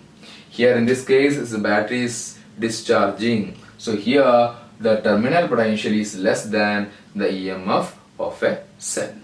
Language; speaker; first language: English; non-native, local second language; Malayalam